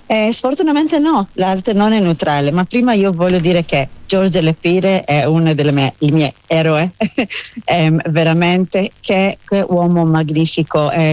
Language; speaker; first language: Italian; non-native, learner; Hebrew